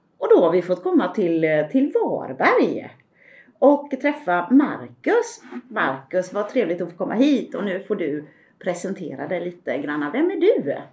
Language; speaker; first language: Swedish; native; Swedish